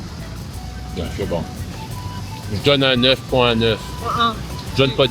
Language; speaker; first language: French; native; French